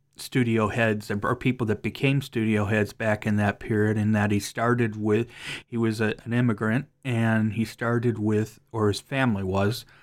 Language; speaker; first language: English; native; English